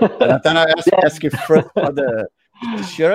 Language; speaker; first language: English; non-native, learner; Portuguese